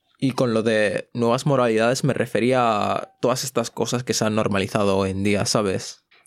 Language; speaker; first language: Spanish; early bilingual, other home language; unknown